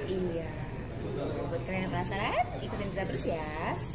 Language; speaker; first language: Indonesian; native; Indonesian